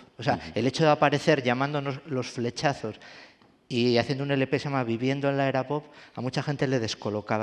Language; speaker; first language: Spanish; native; Spanish